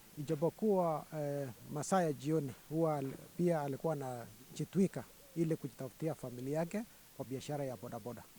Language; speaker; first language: Swahili; non-native, local second language; Kalenjin